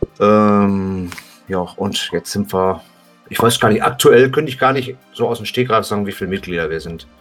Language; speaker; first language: German; native; German